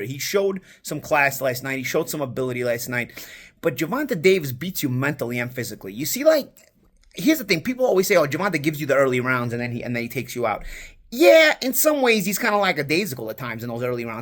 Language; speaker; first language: English; native; English